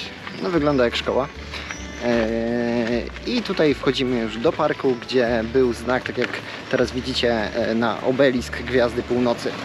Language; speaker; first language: Polish; native; Polish